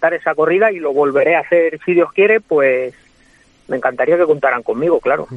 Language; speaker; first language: Spanish; native; Spanish